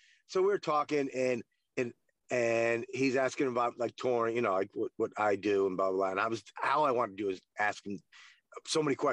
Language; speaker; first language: English; native; English